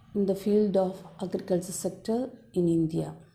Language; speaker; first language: English; non-native, local second language; Malayalam